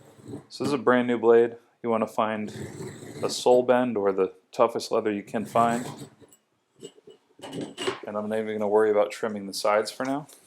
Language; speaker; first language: English; native; English